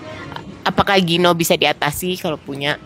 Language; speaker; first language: Indonesian; native; Indonesian